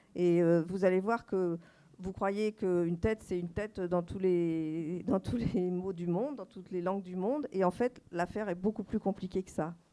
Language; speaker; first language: French; native; French